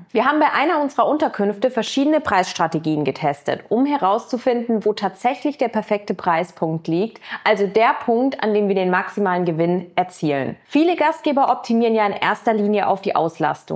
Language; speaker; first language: German; native; German